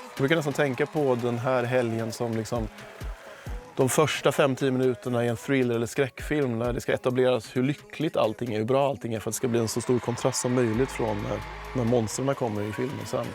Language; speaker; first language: Swedish; native; Swedish